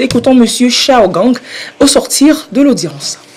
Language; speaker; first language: French; native; French